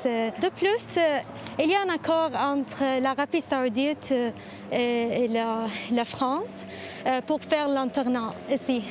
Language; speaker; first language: French; non-native, learner; Arabic